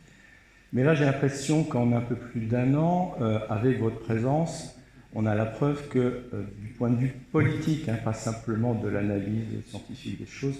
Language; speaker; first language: French; native; French